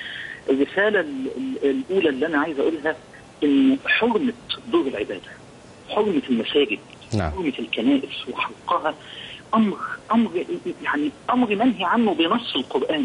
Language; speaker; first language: Arabic; native; Arabic